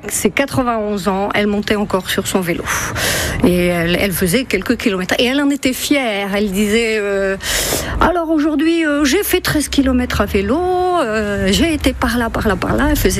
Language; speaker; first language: French; native; French